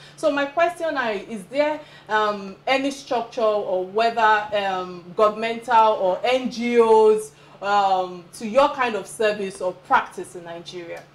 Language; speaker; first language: English; non-native, local second language; Yoruba